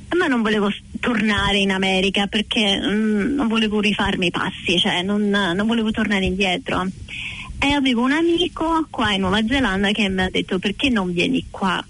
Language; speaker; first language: Italian; non-native, fluent; English